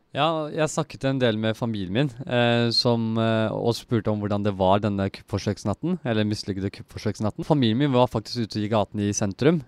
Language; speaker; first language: Norwegian; early bilingual, other home language; Turkish